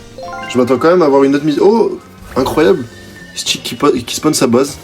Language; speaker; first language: French; native; French